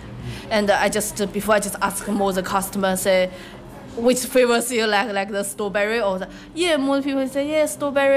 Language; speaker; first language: English; non-native, learner; Chinese